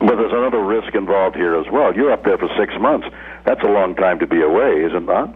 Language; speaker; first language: English; native; English